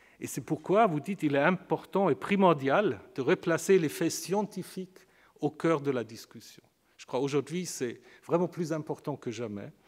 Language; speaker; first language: French; native; French